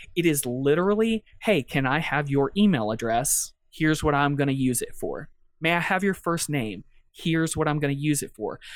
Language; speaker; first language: English; native; English